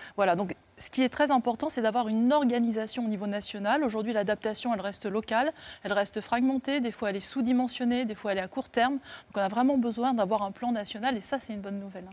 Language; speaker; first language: French; native; French